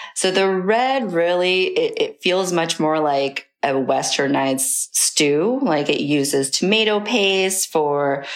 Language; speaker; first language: English; early bilingual, other home language; Chinese